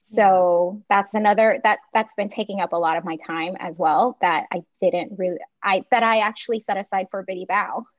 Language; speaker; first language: English; non-native, fluent; Chinese